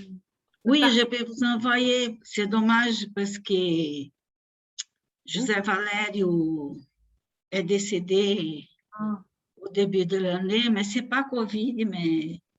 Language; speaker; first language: French; non-native, fluent; Portuguese